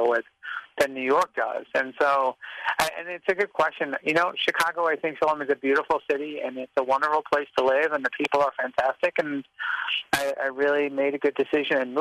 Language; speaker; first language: English; native; English